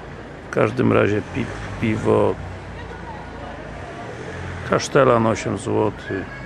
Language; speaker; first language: Polish; native; Polish